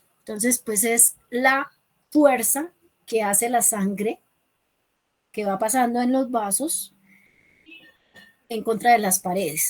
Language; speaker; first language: Spanish; native; Spanish